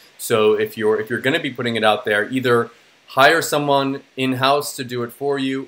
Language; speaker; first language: English; native; English